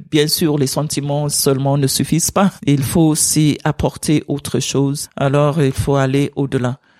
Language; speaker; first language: French; non-native, fluent; English